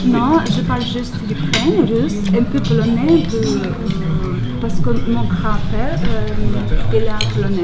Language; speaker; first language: French; non-native, learner; Ukrainian